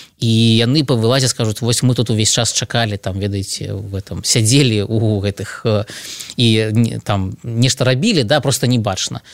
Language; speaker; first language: Belarusian; non-native, local second language; Russian